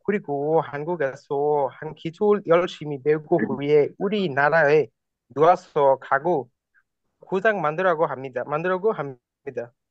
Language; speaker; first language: Korean; non-native, learner; Bangla